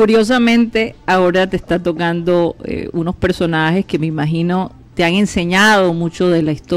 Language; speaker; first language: Spanish; native; Spanish